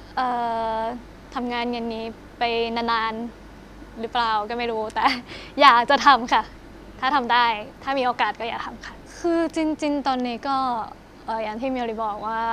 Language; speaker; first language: Thai; non-native, fluent; Japanese